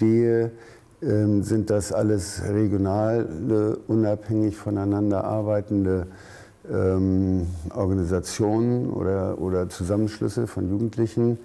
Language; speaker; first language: German; native; German